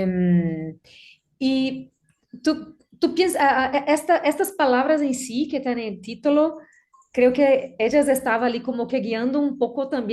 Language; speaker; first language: Spanish; non-native, learner; Portuguese